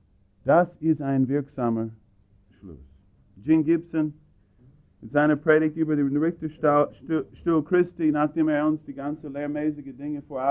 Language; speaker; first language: German; non-native, fluent; English